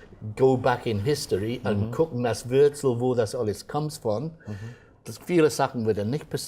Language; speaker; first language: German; non-native, fluent; English